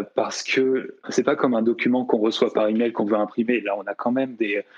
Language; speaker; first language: French; native; French